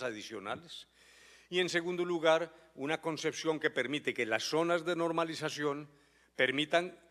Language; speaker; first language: Spanish; native; Spanish